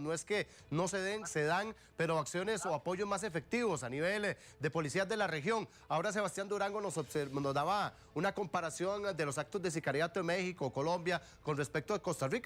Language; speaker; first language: Spanish; native; Spanish